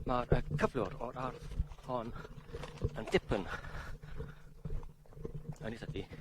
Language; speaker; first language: Welsh; non-native, learner; English